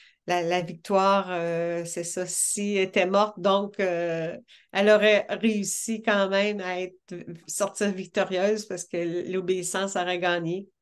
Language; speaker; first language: French; native; French